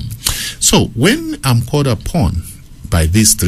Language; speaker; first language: English; non-native, local second language; Bemba